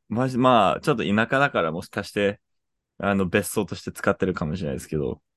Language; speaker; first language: Japanese; native; Japanese